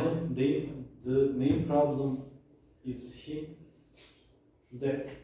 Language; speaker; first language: English; non-native, learner; Turkish